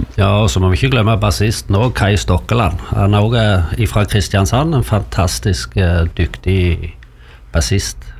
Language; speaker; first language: Norwegian; native; Norwegian